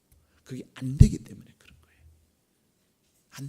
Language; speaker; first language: Korean; native; Korean